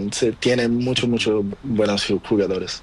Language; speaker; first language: Spanish; non-native, learner; Portuguese